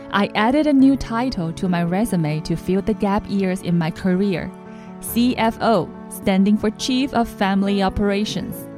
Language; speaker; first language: English; non-native, fluent; Chinese